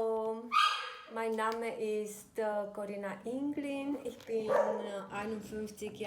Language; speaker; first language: German; non-native, fluent; Romanian